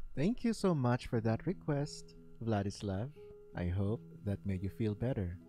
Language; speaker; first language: English; non-native, local second language; Filipino